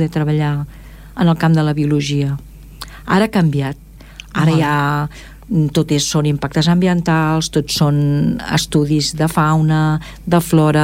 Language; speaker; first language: Catalan; native; Catalan